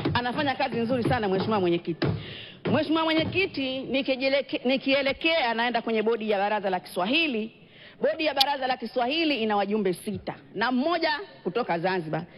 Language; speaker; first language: Swahili; native; Swahili